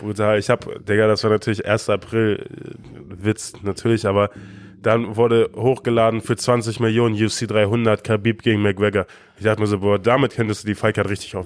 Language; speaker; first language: German; native; German